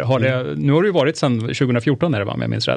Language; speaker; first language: Swedish; native; Swedish